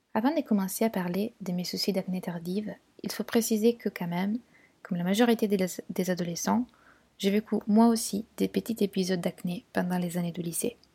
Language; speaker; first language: French; non-native, fluent; Italian